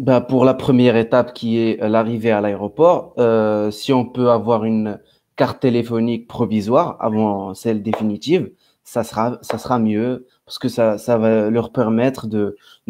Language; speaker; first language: French; non-native, local second language; Arabic